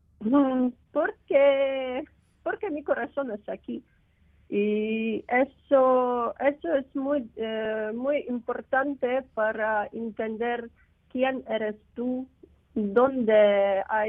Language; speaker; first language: Spanish; non-native, learner; Ukrainian